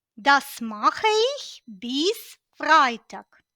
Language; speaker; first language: German; non-native, fluent; Ukrainian